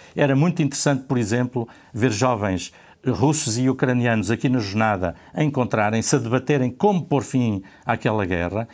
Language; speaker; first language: Portuguese; native; Portuguese